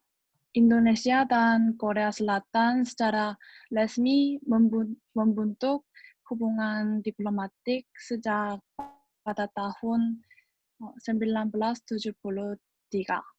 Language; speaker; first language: Indonesian; non-native, learner; Korean